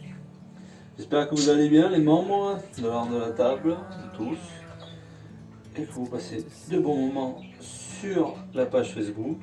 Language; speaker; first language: French; native; French